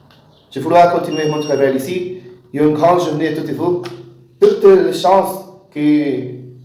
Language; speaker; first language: French; non-native, learner; Portuguese